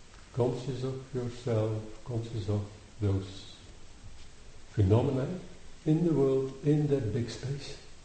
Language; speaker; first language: English; non-native, fluent; Dutch